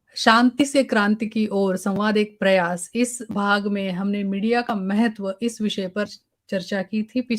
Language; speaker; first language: Hindi; non-native, local second language; Marathi